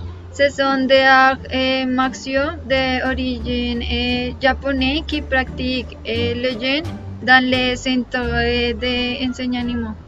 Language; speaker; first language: French; non-native, learner; Spanish